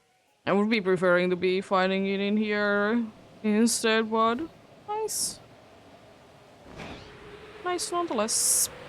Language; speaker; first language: English; non-native, fluent; Finnish